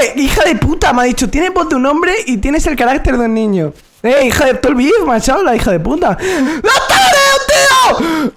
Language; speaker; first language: Spanish; native; Spanish